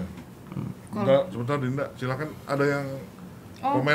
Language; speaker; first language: Indonesian; native; Indonesian